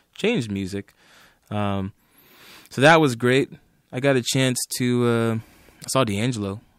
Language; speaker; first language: English; native; English